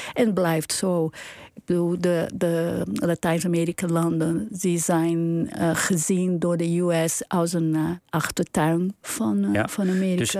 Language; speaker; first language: Dutch; non-native, fluent; Portuguese